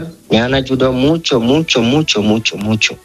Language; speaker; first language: Spanish; non-native, learner; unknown